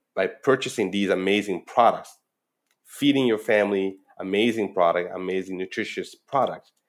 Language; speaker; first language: English; non-native, fluent; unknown